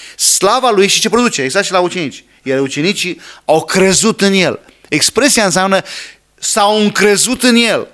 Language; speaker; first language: Romanian; non-native, fluent; English